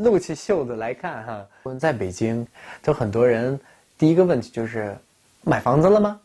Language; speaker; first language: Chinese; non-native, fluent; Russian